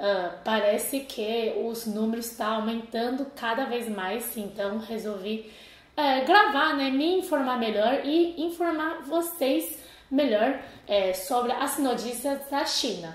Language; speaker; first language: Portuguese; non-native, fluent; Chinese